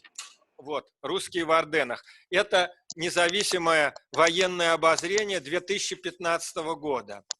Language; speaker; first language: Russian; native; Russian